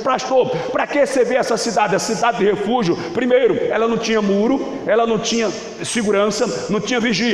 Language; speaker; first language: Portuguese; native; Portuguese